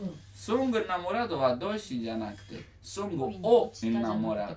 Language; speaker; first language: Japanese; non-native, learner; Italian